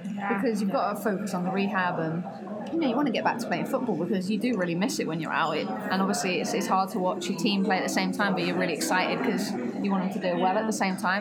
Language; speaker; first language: English; native; English